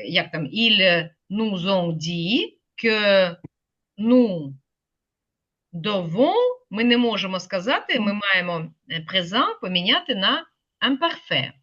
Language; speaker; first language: French; non-native, fluent; Ukrainian